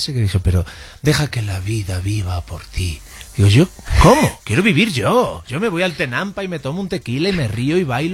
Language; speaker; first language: Spanish; non-native, local second language; Galician